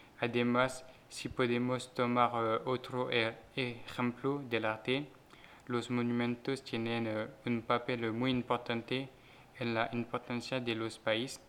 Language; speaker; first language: Spanish; non-native, learner; French